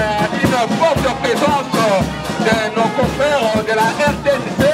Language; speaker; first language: French; non-native, local second language; Lingala